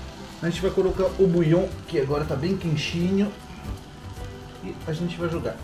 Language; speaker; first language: Portuguese; non-native, fluent; French